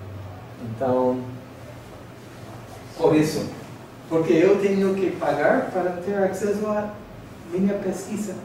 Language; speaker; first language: Portuguese; non-native, fluent; English